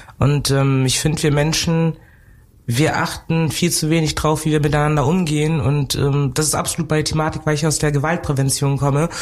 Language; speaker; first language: German; early bilingual, other home language; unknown